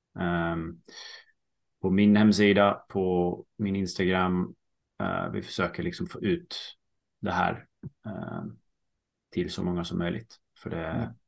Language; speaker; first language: Swedish; early bilingual, heritage; Swedish